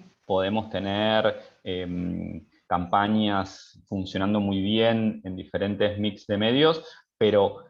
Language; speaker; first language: Spanish; native; Spanish